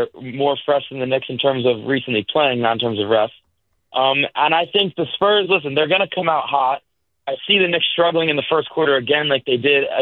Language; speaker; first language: English; native; English